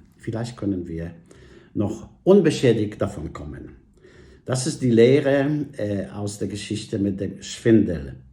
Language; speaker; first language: German; non-native, fluent; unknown